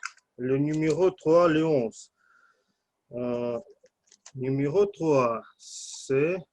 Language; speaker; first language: French; non-native, fluent; Russian